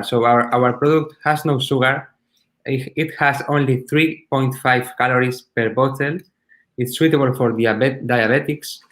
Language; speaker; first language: English; non-native, learner; Spanish